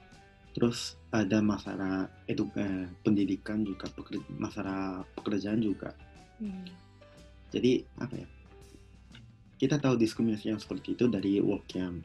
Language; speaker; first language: Indonesian; non-native, local second language; Japanese